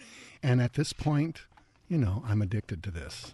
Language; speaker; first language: English; native; English